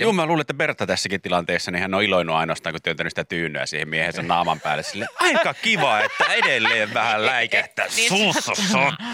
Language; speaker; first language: Finnish; native; Finnish